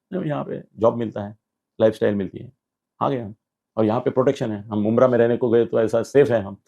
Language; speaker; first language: Hindi; non-native, local second language; Marathi